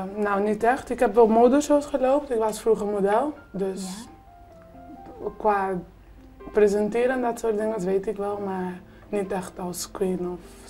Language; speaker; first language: Dutch; early bilingual, other home language; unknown